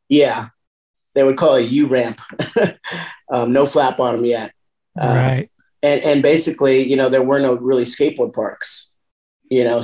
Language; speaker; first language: English; native; English